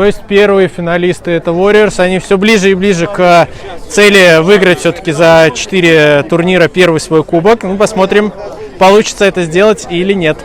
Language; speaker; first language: Russian; native; Russian